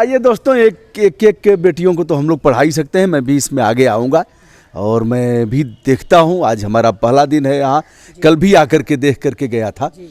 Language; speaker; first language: Hindi; native; Hindi